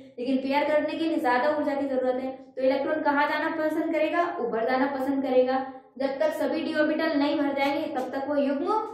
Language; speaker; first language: Hindi; native; Hindi